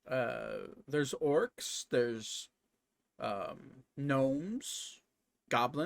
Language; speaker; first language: English; native; English